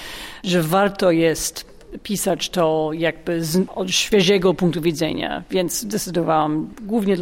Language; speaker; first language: Polish; non-native, fluent; English